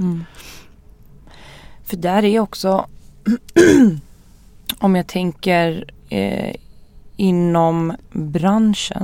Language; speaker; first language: Swedish; native; Swedish